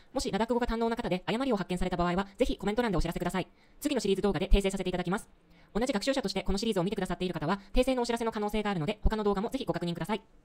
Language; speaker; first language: Japanese; native; Japanese